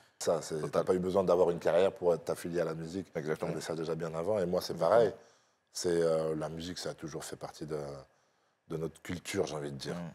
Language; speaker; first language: French; native; French